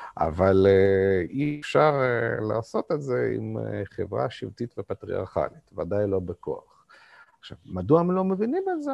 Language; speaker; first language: Hebrew; non-native, fluent; Russian